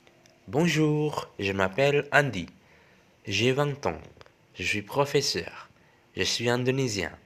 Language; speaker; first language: French; non-native, fluent; Indonesian